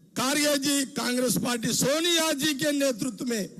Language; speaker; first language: Hindi; non-native, local second language; Telugu